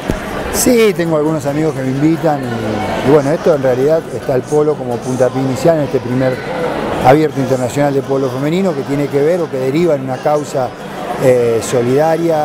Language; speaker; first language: Spanish; native; Spanish